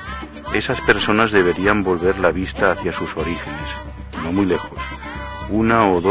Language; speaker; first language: Spanish; native; Spanish